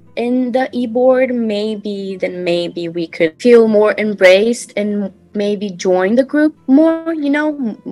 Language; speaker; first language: English; non-native, fluent; Portuguese